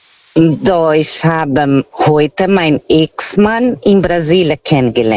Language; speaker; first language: German; non-native, fluent; Portuguese